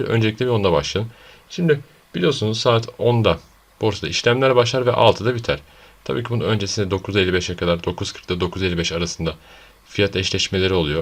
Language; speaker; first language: Turkish; native; Turkish